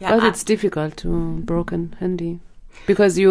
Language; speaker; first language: English; non-native, learner; Persian